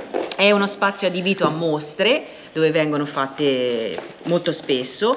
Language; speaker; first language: Italian; native; Italian